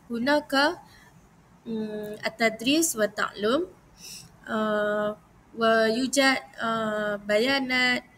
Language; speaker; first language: Arabic; non-native, learner; Malay